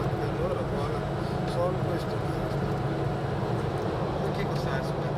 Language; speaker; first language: Italian; non-native, learner; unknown